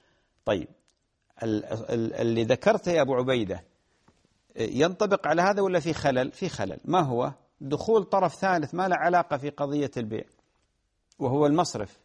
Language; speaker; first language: Arabic; native; Arabic